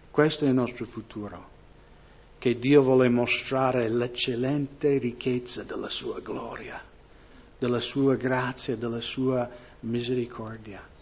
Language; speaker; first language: Italian; non-native, fluent; English